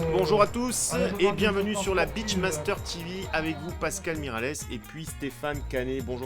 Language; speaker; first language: French; native; French